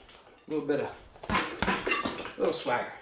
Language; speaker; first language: English; native; English